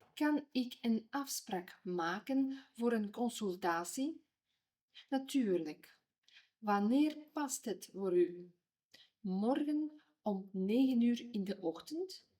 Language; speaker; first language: Dutch; non-native, fluent; Ukrainian